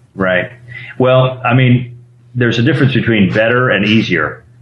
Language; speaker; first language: English; native; English